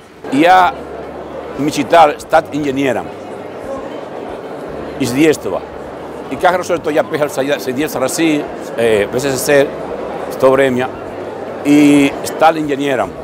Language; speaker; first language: Russian; non-native, fluent; Spanish